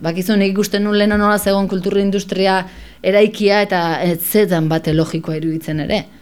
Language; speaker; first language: Basque; native; Basque